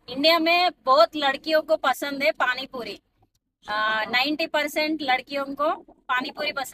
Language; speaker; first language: Hindi; non-native, local second language; Telugu